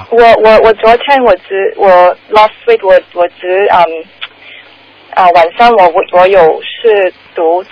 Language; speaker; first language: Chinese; early bilingual, heritage; Chinese